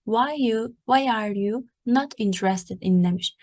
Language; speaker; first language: English; non-native, fluent; Turkish